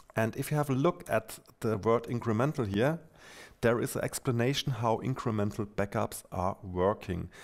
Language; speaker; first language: English; non-native, fluent; German